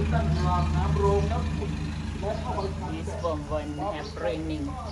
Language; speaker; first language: English; non-native, learner; Thai